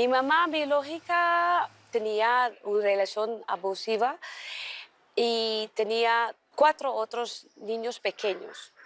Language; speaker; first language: Spanish; non-native, learner; Dutch